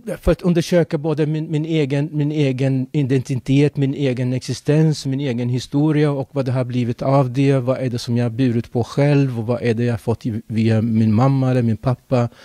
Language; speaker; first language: Swedish; non-native, fluent; Arabic